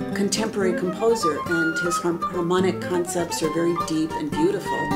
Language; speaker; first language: English; native; English